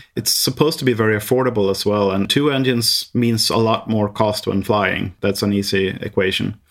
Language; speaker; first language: English; non-native, fluent; Swedish